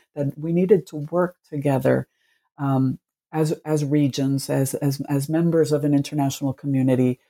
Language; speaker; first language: English; early bilingual, other home language; Spanish